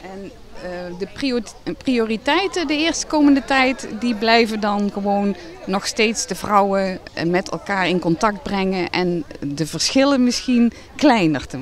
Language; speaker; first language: Dutch; native; Dutch